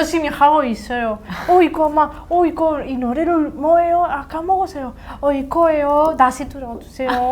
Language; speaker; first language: Korean; non-native, learner; Spanish